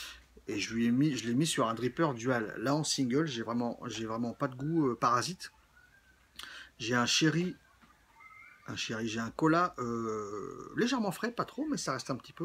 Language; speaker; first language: French; native; French